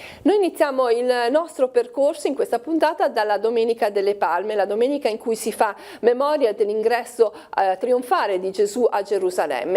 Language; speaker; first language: Italian; native; Italian